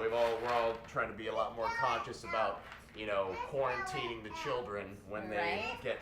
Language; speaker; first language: English; native; English